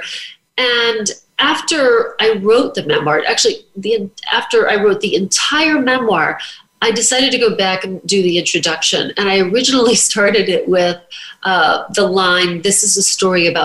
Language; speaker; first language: English; native; English